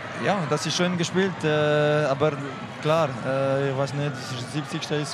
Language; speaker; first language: German; non-native, local second language; French